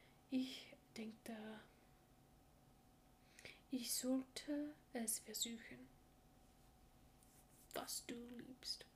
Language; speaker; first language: German; non-native, learner; English